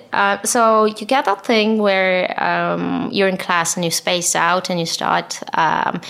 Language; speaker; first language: English; non-native, fluent; Hebrew